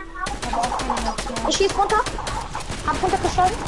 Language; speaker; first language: German; early bilingual, other home language; Macedonian